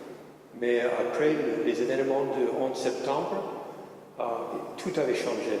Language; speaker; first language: French; non-native, fluent; English